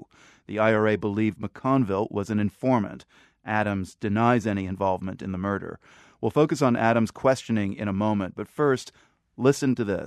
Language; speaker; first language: English; native; English